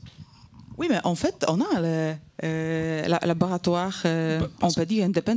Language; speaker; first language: French; non-native, fluent; Polish